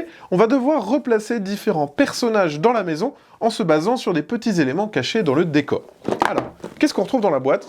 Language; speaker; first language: French; native; French